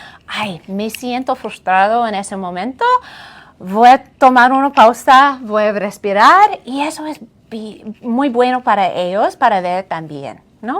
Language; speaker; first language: Spanish; non-native, fluent; English